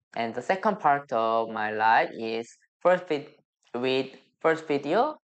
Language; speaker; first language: English; non-native, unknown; Korean